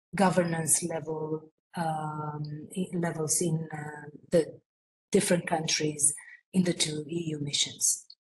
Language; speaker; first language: English; non-native, fluent; Romanian